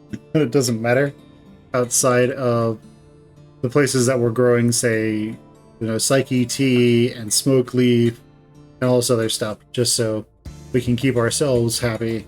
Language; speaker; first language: English; native; English